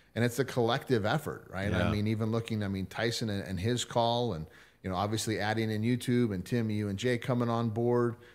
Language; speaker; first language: English; native; English